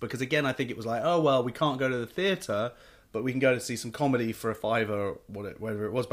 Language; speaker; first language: English; native; English